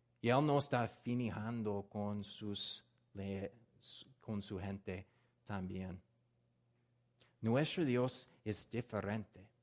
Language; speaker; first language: Spanish; non-native, learner; English